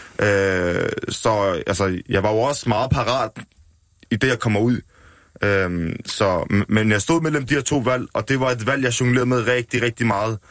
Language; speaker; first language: Danish; early bilingual, other home language; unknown